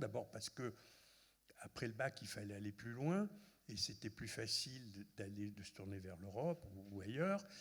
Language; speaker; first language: French; non-native, local second language; Arabic